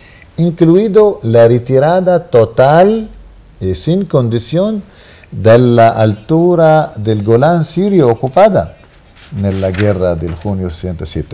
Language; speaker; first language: Spanish; non-native, fluent; Arabic